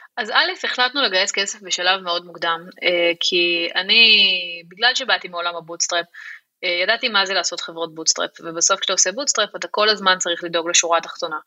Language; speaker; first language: Hebrew; native; Hebrew